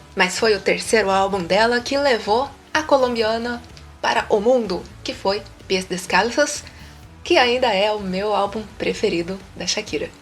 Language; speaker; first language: Portuguese; native; Portuguese